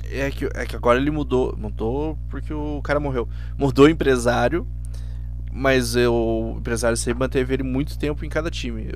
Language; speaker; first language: Portuguese; native; Portuguese